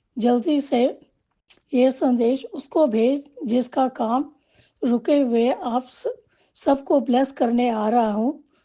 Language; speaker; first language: Hindi; non-native, local second language; Punjabi